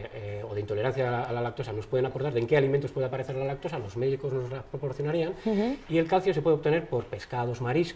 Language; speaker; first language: Spanish; native; Spanish